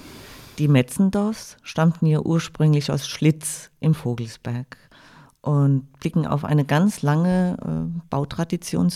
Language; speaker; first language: German; native; German